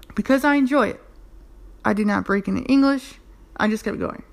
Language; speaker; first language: English; native; English